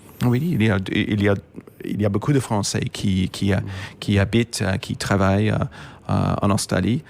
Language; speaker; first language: French; non-native, fluent; English